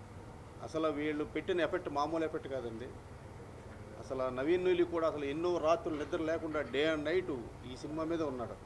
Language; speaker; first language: Telugu; native; Telugu